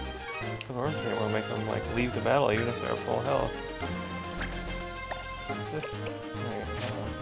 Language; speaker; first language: English; native; English